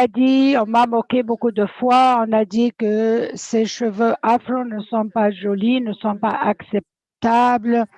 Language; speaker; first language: French; non-native, fluent; English